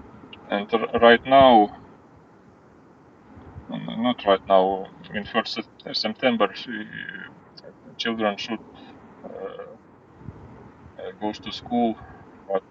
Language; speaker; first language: English; non-native, learner; Ukrainian